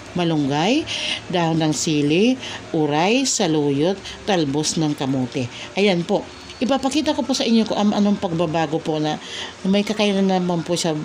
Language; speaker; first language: Filipino; non-native, local second language; Waray